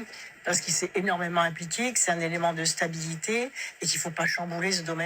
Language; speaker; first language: French; native; French